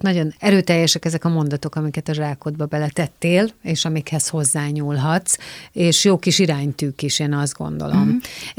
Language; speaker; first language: Hungarian; native; Hungarian